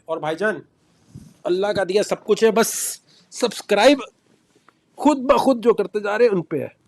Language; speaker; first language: Urdu; native; Urdu